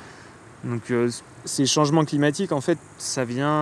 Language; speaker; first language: French; native; French